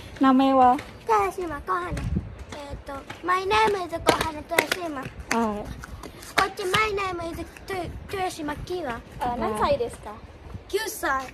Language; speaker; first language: Japanese; non-native, learner; Indonesian